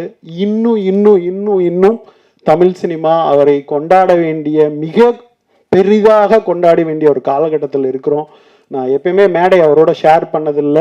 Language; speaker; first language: Tamil; native; Tamil